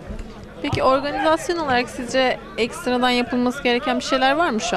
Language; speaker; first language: Turkish; native; Turkish